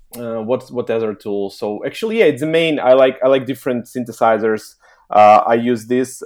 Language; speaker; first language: English; non-native, learner; Ukrainian